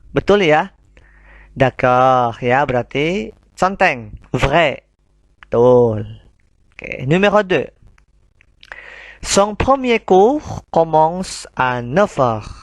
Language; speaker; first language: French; non-native, fluent; Indonesian